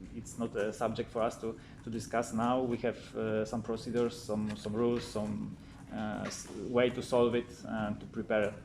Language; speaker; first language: English; non-native, fluent; Polish